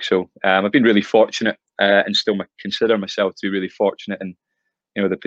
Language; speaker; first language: English; native; English